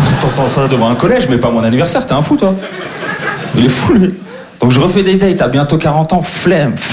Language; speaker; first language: French; native; French